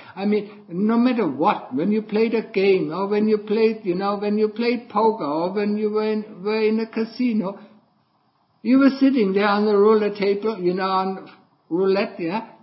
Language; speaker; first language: English; non-native, fluent; German